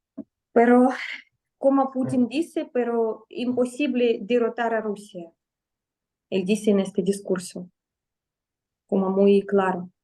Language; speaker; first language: Spanish; non-native, fluent; Russian